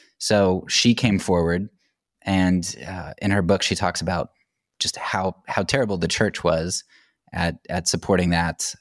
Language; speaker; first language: English; native; English